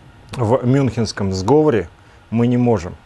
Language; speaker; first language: Russian; native; Russian